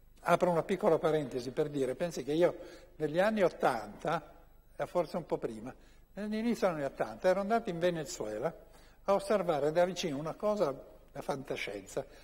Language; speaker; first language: Italian; native; Italian